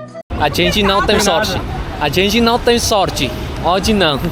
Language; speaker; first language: Portuguese; non-native, learner; Indonesian